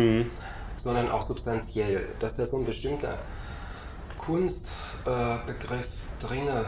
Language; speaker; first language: German; native; German